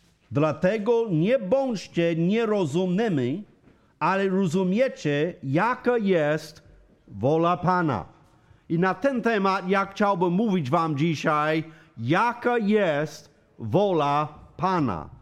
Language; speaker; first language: Polish; non-native, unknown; English